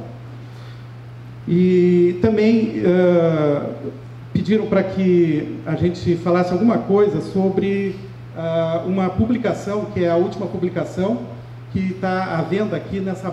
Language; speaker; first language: Portuguese; native; Portuguese